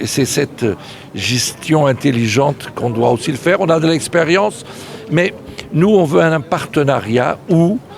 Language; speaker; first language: French; non-native, fluent; Portuguese